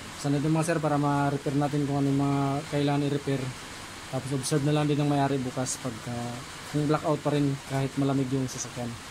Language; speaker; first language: Filipino; native; Filipino